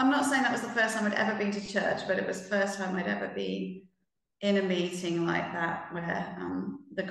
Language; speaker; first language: English; native; English